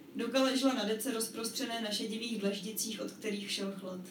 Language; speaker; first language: Czech; native; Czech